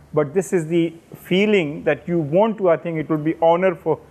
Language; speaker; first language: English; non-native, local second language; Urdu